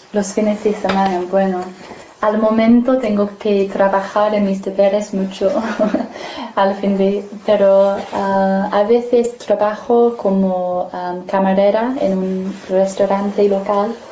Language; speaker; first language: Spanish; non-native, fluent; English